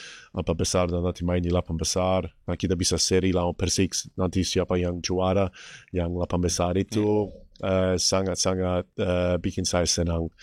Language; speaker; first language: Indonesian; non-native, fluent; English